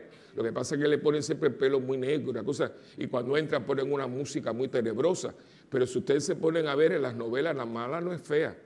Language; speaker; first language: Spanish; native; Spanish